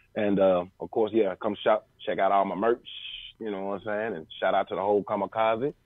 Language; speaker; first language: English; native; English